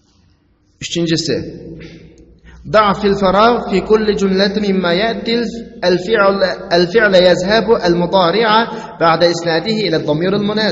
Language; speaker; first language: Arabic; non-native, fluent; Uyghur